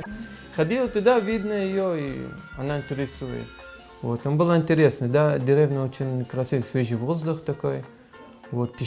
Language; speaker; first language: Russian; non-native, learner; Arabic